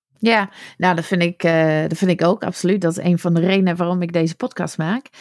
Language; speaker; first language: Dutch; non-native, fluent; English